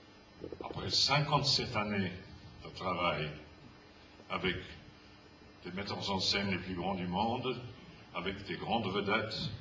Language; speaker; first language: French; non-native, fluent; English